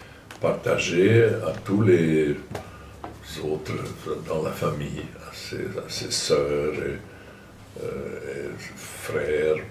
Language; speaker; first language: French; non-native, fluent; German